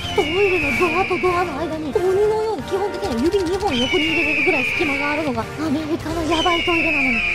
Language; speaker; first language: Japanese; early bilingual, heritage; Japanese